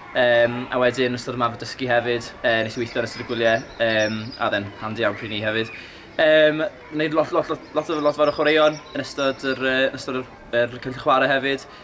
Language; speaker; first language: Welsh; native; Welsh